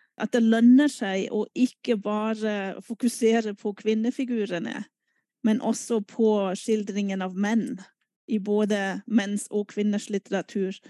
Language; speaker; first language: Norwegian; non-native, fluent; German